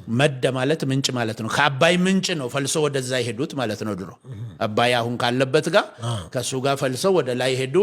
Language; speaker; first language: Amharic; non-native, local second language; Oromo